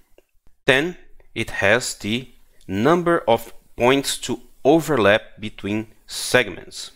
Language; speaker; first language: English; non-native, fluent; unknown